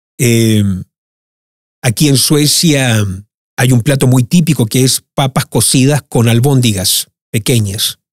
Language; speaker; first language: Spanish; early bilingual, heritage; Spanish